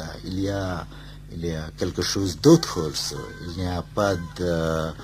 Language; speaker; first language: French; non-native, fluent; Bangla